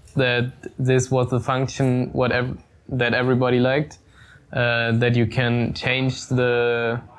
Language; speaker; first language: English; non-native, fluent; German